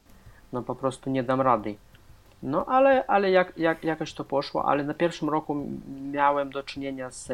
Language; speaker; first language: Polish; non-native, fluent; Russian